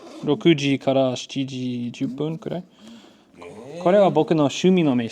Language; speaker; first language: Japanese; non-native, learner; English